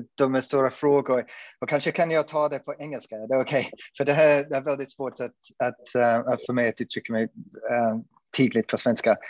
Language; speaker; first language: Swedish; non-native, fluent; English